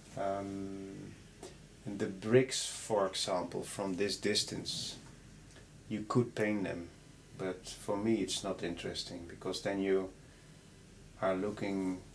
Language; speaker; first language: English; non-native, fluent; Dutch